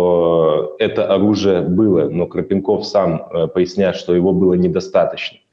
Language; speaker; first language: Russian; native; Russian